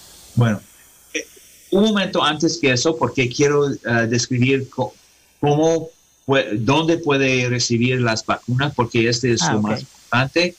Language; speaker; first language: Spanish; non-native, learner; English